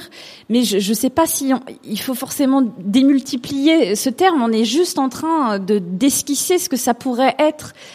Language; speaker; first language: French; native; French